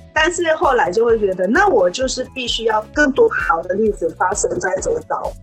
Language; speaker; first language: Chinese; non-native, fluent; Thai